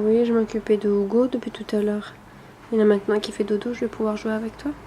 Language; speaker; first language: French; native; French